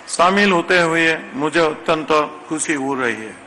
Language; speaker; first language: Hindi; non-native, local second language; Assamese